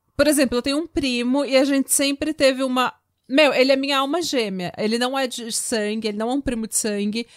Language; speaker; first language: Portuguese; native; Portuguese